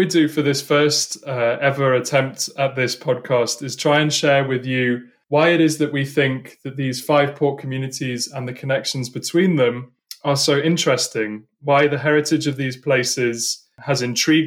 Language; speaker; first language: English; native; English